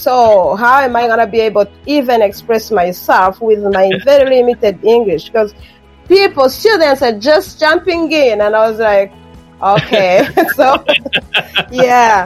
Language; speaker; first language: English; non-native, local second language; Kinyarwanda